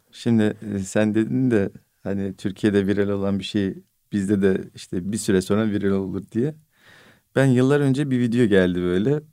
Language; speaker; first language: Turkish; native; Turkish